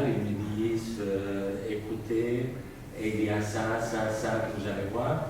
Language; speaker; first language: French; non-native, fluent; Spanish